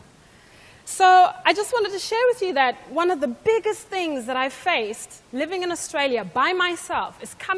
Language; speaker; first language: English; non-native, local second language; Shona